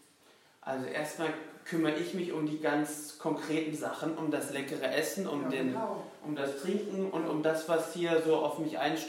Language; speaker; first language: German; native; German